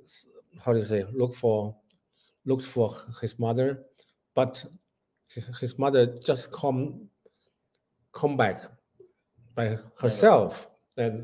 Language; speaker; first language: English; non-native, learner; Chinese